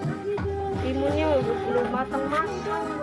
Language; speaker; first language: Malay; non-native, local second language; Sundanese